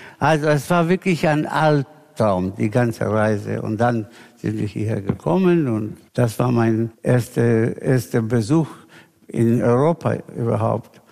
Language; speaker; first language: German; non-native, fluent; Spanish